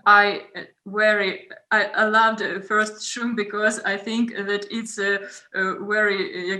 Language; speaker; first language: English; non-native, learner; Ukrainian